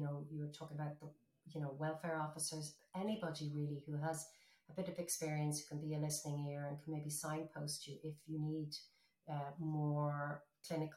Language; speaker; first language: English; native; English